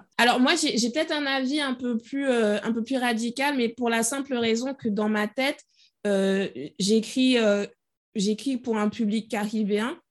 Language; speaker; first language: French; native; French